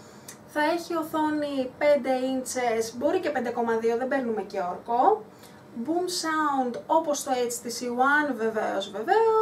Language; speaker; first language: Greek; native; Greek